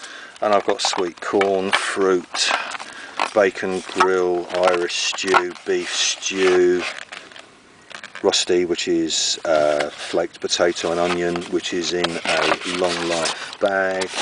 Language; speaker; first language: English; native; English